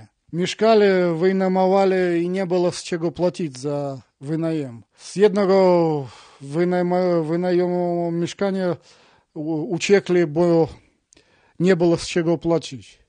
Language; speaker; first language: Polish; non-native, learner; Russian